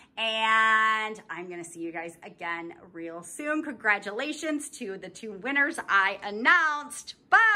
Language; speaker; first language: English; native; English